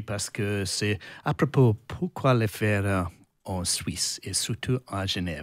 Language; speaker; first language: French; non-native, learner; English